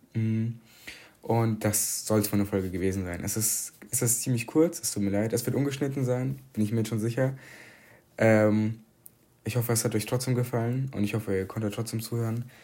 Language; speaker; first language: German; early bilingual, other home language; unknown